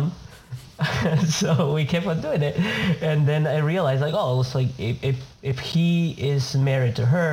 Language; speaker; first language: English; non-native, fluent; Spanish